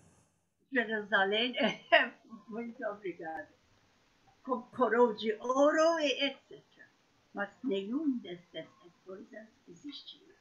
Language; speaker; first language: Portuguese; non-native, learner; Persian